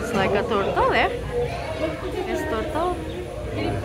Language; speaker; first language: English; non-native, learner; Indonesian